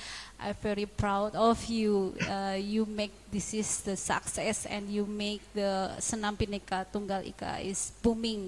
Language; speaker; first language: English; non-native, learner; Indonesian